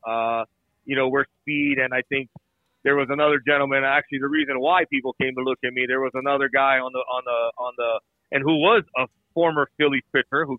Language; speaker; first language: English; native; English